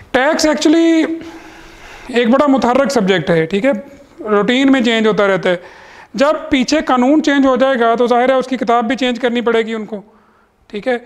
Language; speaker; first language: Urdu; native; Urdu